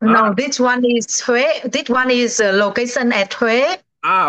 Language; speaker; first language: English; non-native, learner; Vietnamese